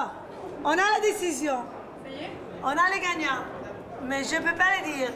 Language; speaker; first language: French; non-native, fluent; Italian